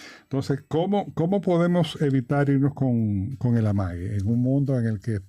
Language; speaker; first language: Spanish; native; Spanish